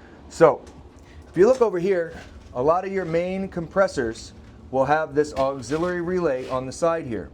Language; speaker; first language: English; native; English